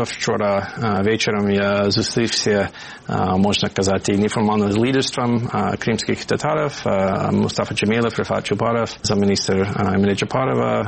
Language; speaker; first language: Ukrainian; non-native, fluent; English